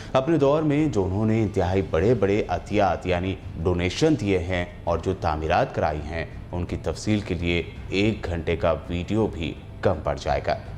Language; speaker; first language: Urdu; native; Urdu